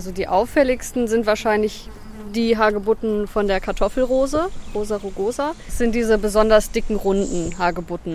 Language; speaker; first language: German; native; German